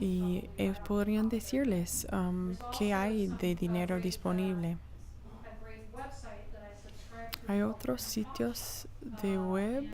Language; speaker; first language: Spanish; non-native, fluent; English